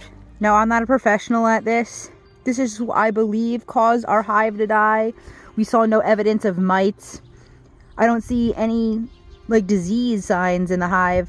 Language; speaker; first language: English; native; English